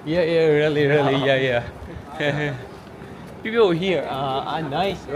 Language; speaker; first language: English; non-native, learner; Thai